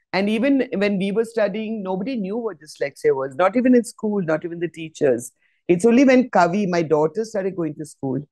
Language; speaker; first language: English; non-native, local second language; Malayalam